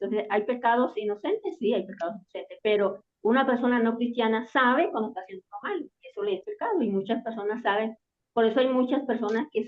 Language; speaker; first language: Spanish; native; Spanish